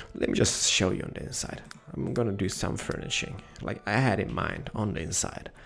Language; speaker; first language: English; non-native, fluent; Polish